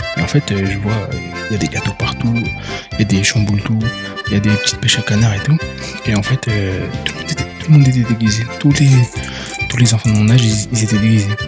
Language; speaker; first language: French; early bilingual, other home language; Arabic